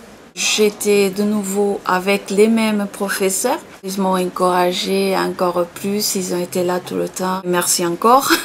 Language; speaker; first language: French; non-native, fluent; Portuguese